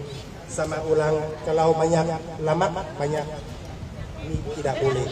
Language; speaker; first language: Indonesian; non-native, learner; Thai